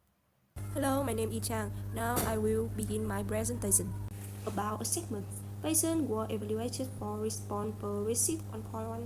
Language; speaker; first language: English; non-native, learner; Vietnamese